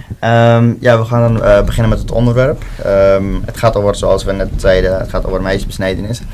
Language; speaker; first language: Dutch; early bilingual, other home language; Somali